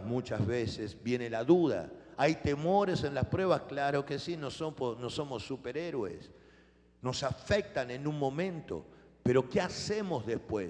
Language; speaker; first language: Spanish; native; Spanish